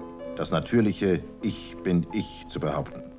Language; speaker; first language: German; native; German